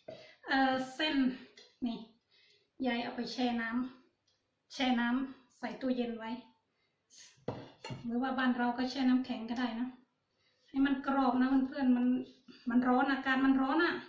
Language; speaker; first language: Thai; non-native, local second language; Northeastern Thai